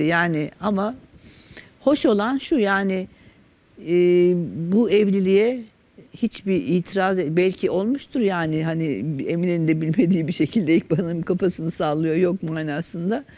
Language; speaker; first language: Turkish; native; Turkish